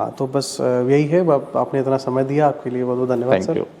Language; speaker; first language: Hindi; native; Hindi